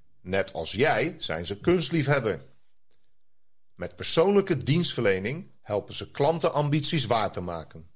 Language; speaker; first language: Dutch; native; Dutch